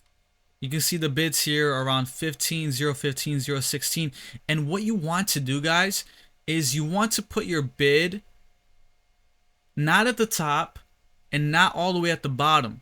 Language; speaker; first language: English; native; English